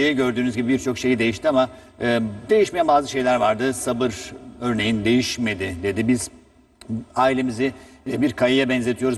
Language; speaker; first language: Turkish; native; Turkish